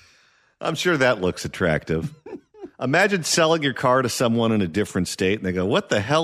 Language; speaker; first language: English; native; English